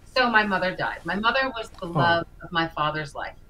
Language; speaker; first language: English; native; English